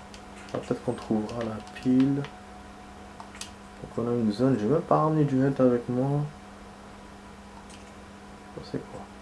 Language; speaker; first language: French; native; French